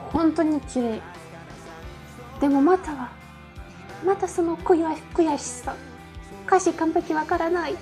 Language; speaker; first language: Japanese; non-native, learner; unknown